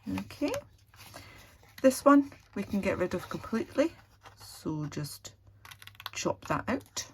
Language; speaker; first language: English; native; English